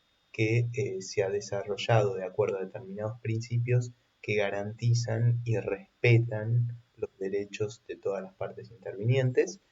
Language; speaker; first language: Spanish; native; Spanish